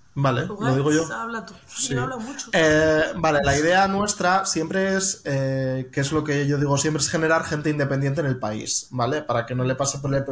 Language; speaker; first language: Spanish; native; Spanish